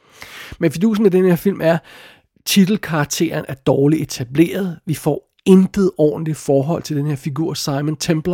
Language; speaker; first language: Danish; native; Danish